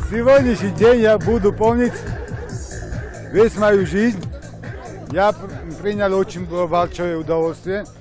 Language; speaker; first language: Russian; non-native, learner; Armenian